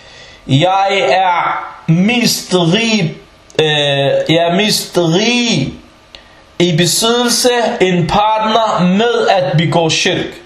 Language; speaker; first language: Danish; early bilingual, other home language; Arabic